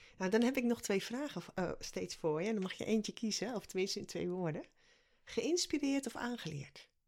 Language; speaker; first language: Dutch; native; Dutch